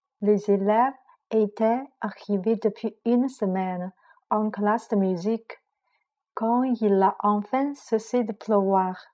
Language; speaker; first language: French; non-native, fluent; Chinese